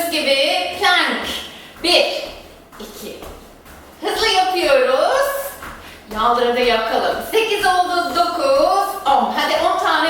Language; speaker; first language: Turkish; non-native, fluent; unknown